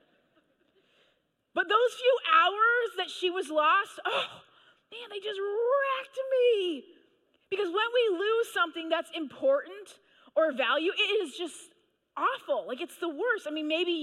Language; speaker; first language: English; native; English